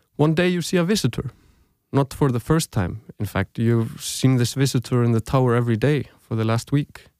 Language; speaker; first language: English; non-native, fluent; Icelandic